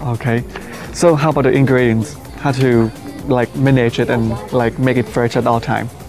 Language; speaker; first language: English; non-native, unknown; Thai